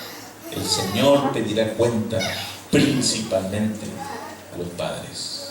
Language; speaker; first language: Spanish; native; Spanish